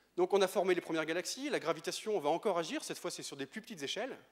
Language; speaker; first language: French; native; French